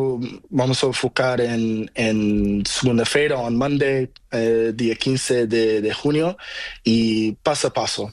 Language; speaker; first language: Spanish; non-native, learner; Portuguese